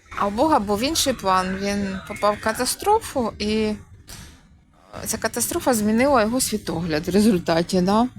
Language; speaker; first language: Ukrainian; native; Ukrainian